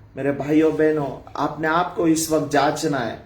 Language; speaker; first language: Hindi; non-native, local second language; Marathi